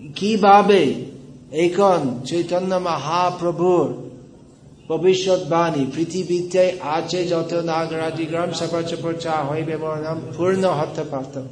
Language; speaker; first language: Bangla; non-native, fluent; English